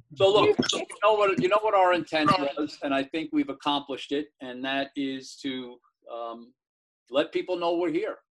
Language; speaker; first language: English; native; English